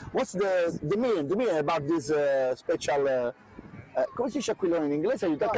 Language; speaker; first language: English; non-native, learner; Italian